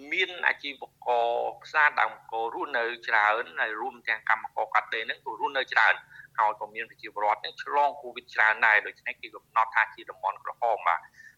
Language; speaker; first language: Khmer; native; Khmer